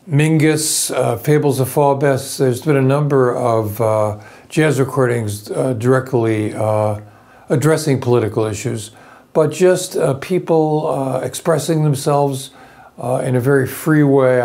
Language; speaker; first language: English; native; English